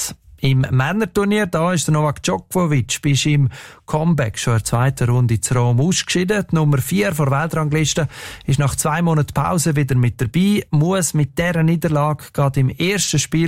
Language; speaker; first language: German; native; German